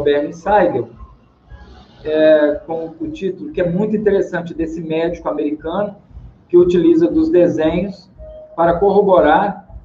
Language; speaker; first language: Portuguese; native; Portuguese